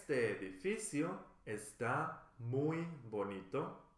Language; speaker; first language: Spanish; non-native, fluent; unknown